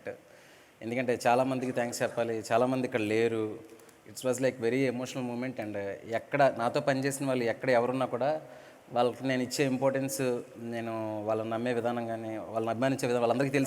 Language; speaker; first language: Telugu; native; Telugu